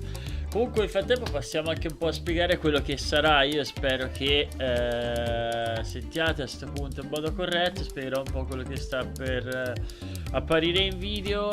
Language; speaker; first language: Italian; native; Italian